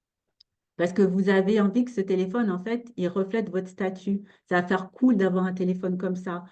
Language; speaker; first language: French; native; French